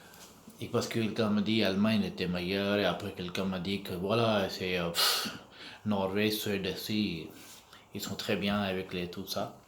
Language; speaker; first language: French; non-native, learner; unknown